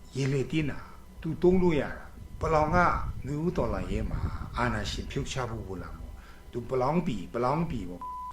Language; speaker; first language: Burmese; native; Burmese